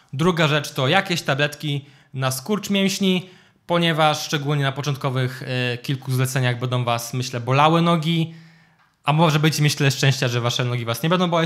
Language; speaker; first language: Polish; native; Polish